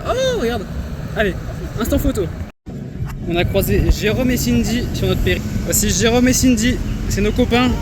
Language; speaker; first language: French; native; French